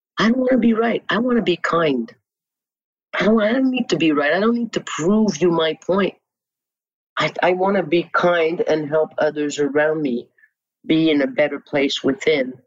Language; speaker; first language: English; non-native, local second language; French